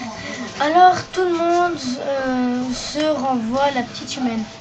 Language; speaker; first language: French; native; French